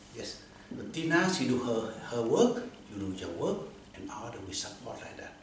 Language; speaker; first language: English; non-native, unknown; Vietnamese